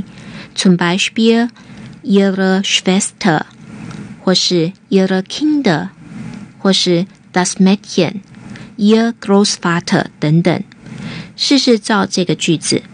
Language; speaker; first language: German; non-native, fluent; Chinese